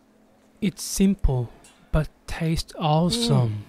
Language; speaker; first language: English; non-native, learner; Korean